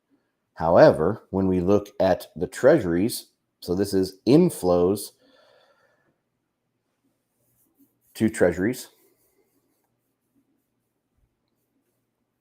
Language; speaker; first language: English; native; English